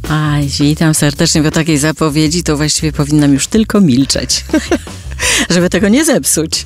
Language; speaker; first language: Polish; native; Polish